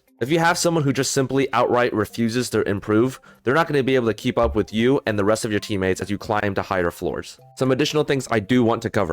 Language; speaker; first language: English; native; English